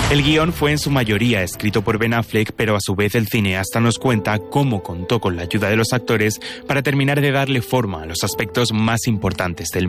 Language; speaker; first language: Spanish; native; Spanish